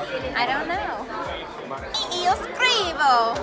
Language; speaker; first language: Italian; non-native, learner; English